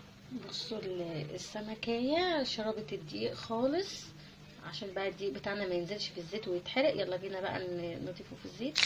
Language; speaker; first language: Arabic; native; Arabic